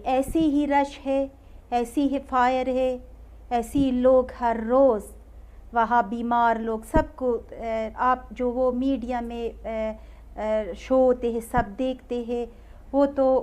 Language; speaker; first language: Hindi; non-native, learner; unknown